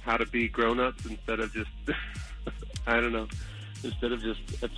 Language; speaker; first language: English; native; English